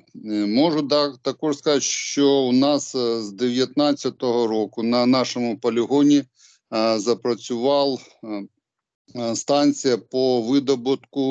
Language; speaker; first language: Ukrainian; non-native, local second language; Russian